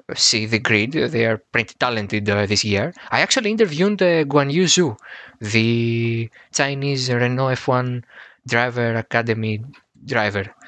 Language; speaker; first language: English; non-native, fluent; Greek